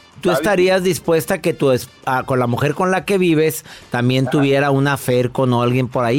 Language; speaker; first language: Spanish; native; Spanish